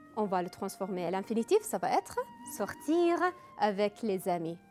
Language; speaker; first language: French; non-native, local second language; Arabic